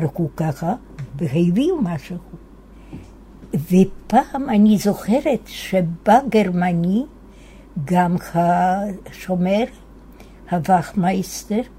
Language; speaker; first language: Hebrew; non-native, fluent; Yiddish